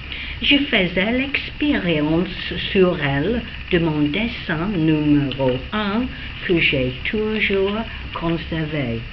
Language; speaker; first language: French; non-native, fluent; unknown